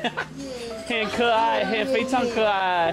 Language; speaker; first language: Chinese; non-native, learner; English